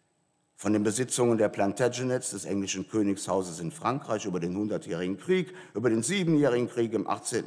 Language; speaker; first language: German; native; German